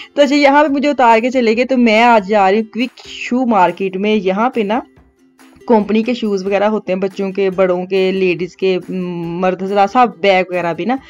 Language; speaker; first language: Urdu; non-native, local second language; Punjabi